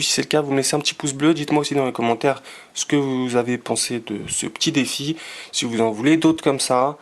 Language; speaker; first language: French; native; French